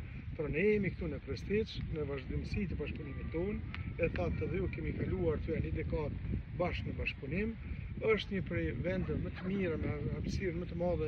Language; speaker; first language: Albanian; native; Albanian